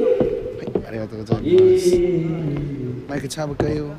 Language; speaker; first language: Korean; native; Korean